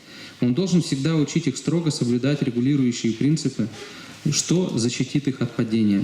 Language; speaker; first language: Russian; native; Russian